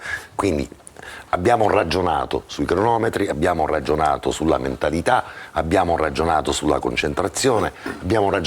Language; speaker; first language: Italian; native; Italian